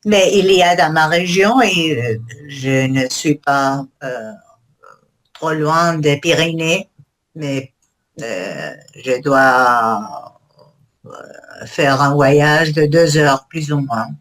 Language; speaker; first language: French; non-native, learner; Spanish